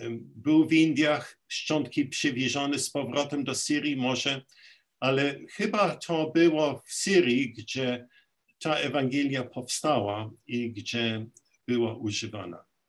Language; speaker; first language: Polish; early bilingual, heritage; Polish